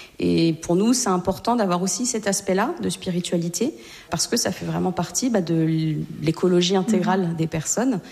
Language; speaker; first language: French; native; French